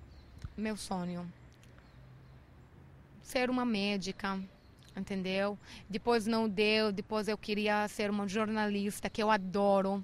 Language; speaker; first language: Portuguese; non-native, learner; Arabic